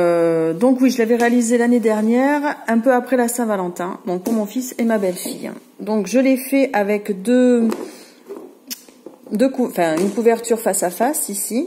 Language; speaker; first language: French; native; French